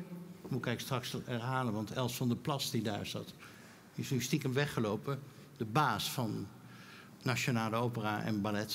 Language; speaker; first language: Dutch; native; Dutch